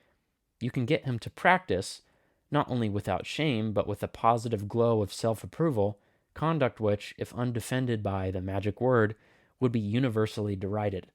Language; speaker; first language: English; native; English